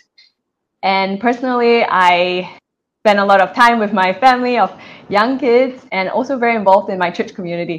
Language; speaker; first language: English; native; English